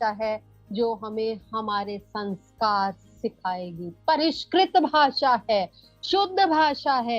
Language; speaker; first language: Hindi; native; Hindi